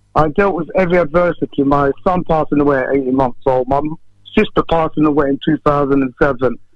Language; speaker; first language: English; native; English